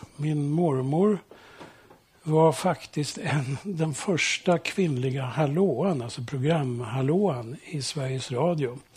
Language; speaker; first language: Swedish; early bilingual, heritage; Swedish